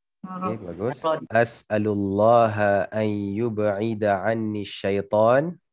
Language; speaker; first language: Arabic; non-native, fluent; Malay